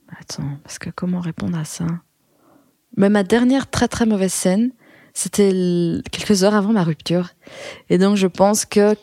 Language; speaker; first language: French; early bilingual, other home language; Persian